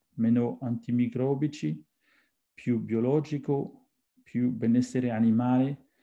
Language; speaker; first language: Italian; non-native, fluent; French